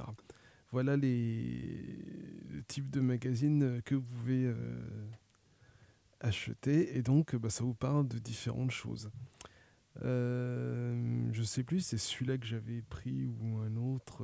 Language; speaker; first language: French; native; French